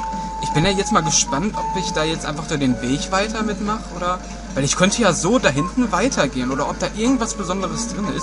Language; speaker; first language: German; native; German